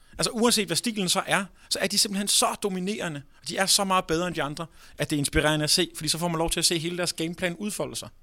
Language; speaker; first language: Danish; native; Danish